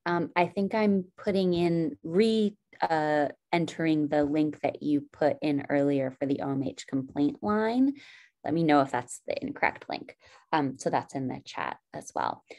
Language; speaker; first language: English; native; English